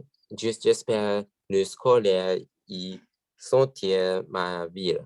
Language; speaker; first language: French; non-native, learner; Chinese